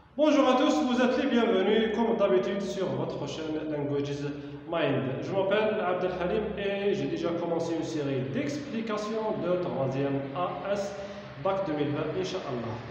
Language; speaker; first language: French; non-native, local second language; Arabic